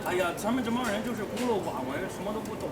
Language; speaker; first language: Chinese; native; Chinese